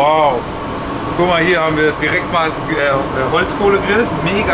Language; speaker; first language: German; native; German